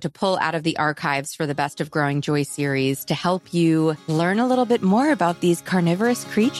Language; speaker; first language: English; native; English